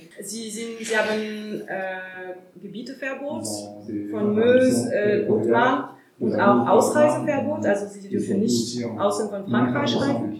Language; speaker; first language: German; non-native, learner; French